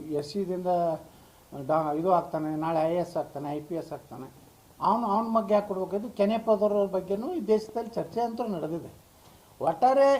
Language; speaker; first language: Kannada; native; Kannada